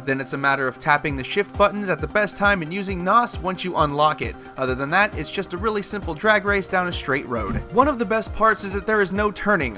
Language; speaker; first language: English; native; English